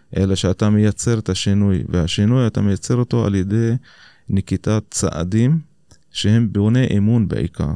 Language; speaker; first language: Hebrew; non-native, local second language; Arabic